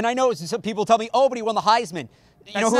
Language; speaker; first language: English; native; English